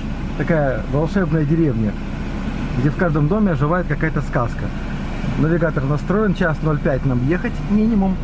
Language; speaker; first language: Russian; native; Russian